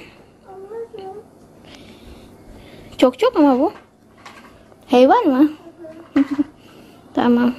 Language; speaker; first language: Turkish; non-native, learner; Indonesian